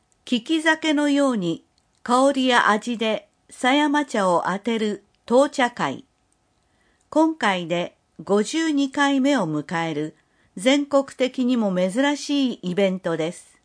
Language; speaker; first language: Japanese; native; Japanese